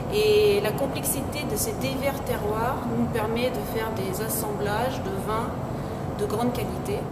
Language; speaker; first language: French; native; French